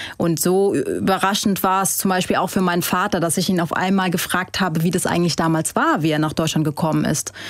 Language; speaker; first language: German; early bilingual, other home language; Vietnamese